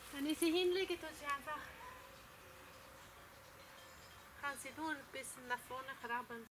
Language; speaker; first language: German; non-native, learner; Swedish